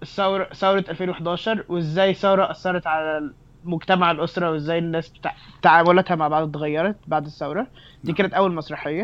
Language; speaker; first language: Arabic; native; Arabic